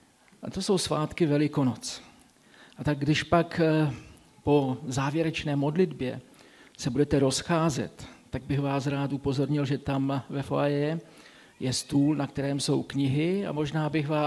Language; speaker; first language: Czech; native; Czech